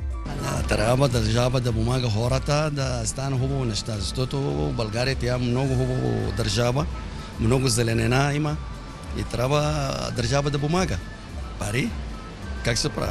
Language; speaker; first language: Bulgarian; non-native, learner; Arabic